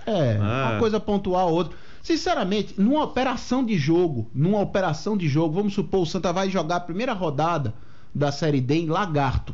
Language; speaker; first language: Portuguese; native; Portuguese